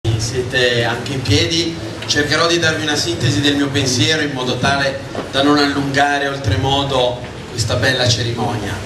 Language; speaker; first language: Italian; native; Italian